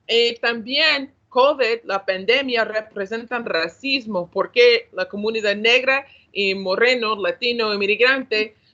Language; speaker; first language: Spanish; non-native, learner; English